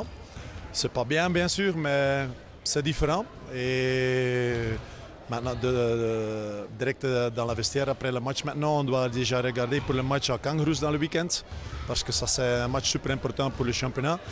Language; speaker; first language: French; non-native, fluent; Dutch